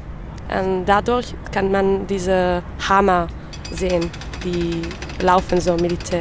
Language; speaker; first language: German; non-native, learner; French